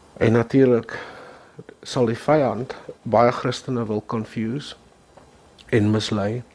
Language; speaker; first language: Afrikaans; non-native, local second language; English